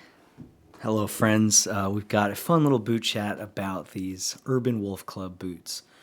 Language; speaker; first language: English; native; English